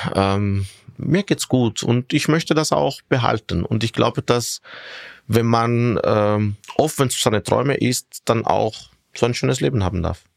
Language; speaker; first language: German; non-native, fluent; Italian